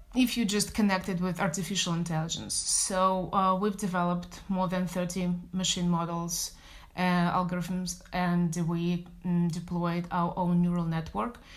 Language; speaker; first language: English; non-native, fluent; Russian